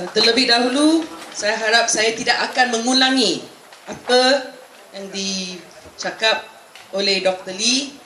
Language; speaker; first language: Malay; non-native, local second language; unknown